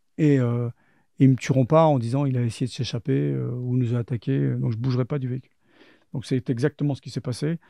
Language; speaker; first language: French; native; French